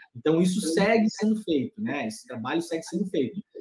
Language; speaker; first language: Portuguese; native; Portuguese